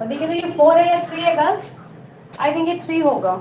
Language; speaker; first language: Hindi; native; Hindi